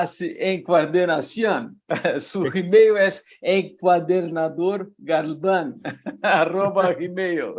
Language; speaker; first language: Spanish; non-native, fluent; Portuguese